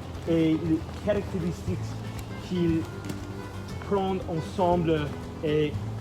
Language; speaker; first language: French; non-native, learner; English